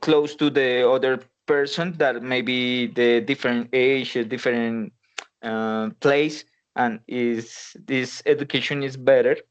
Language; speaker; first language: English; non-native, learner; Spanish